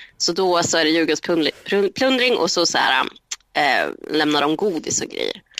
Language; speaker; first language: Swedish; early bilingual, other home language; Spanish